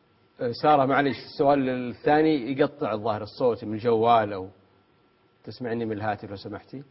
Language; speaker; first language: Arabic; native; Arabic